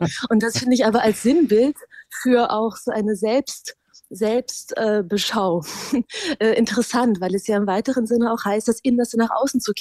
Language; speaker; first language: German; native; German